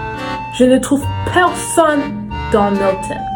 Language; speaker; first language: French; non-native, learner; English